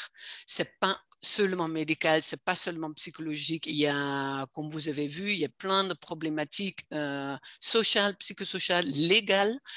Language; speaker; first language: French; non-native, fluent; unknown